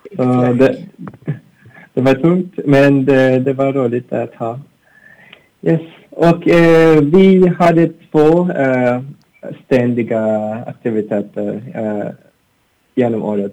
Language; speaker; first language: Swedish; non-native, learner; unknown